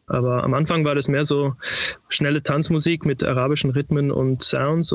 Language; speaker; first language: German; early bilingual, heritage; German